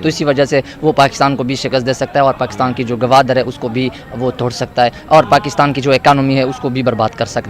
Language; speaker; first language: Hindi; non-native, local second language; Pashto